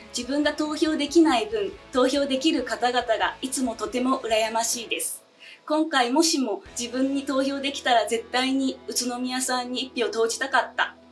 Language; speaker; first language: Japanese; early bilingual, other home language; Chinese